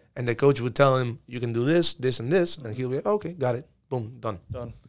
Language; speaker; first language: English; early bilingual, other home language; Spanish